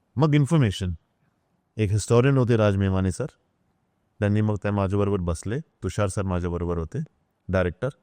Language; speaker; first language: Marathi; non-native, local second language; Hindi